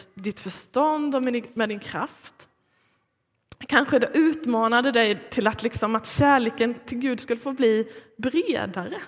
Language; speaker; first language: Swedish; native; Swedish